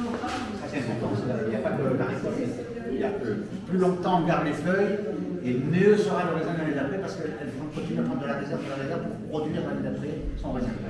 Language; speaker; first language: French; native; French